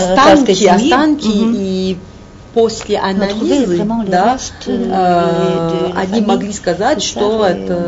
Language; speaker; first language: Russian; non-native, fluent; French